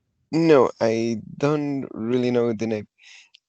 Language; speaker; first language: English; non-native, learner; Spanish